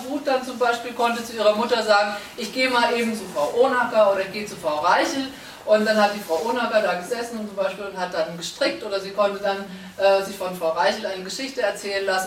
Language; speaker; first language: German; native; German